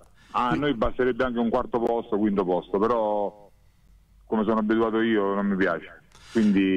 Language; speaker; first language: Italian; native; Italian